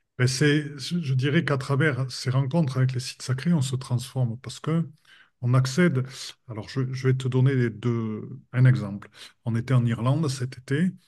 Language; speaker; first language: French; native; French